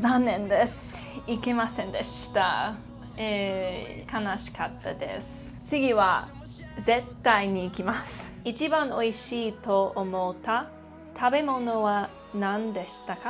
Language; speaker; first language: Japanese; non-native, learner; English